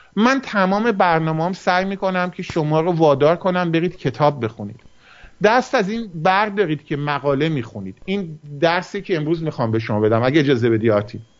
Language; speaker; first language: Persian; early bilingual, heritage; Persian